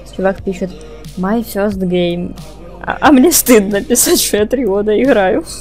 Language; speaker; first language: Russian; native; Russian